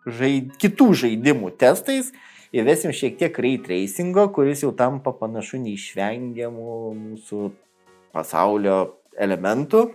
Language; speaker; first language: Lithuanian; native; Lithuanian